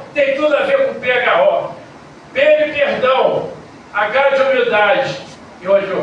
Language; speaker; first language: Portuguese; native; Portuguese